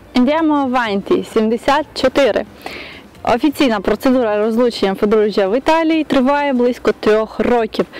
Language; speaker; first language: Ukrainian; native; Ukrainian